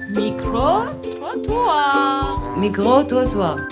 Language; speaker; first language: French; native; French